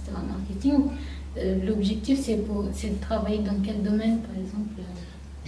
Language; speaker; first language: French; native; French